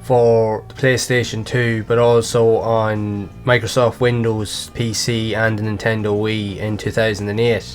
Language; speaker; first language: English; native; English